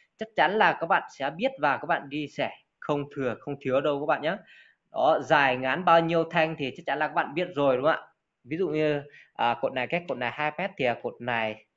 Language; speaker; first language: Vietnamese; native; Vietnamese